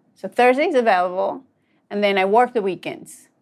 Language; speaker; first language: English; non-native, fluent; Spanish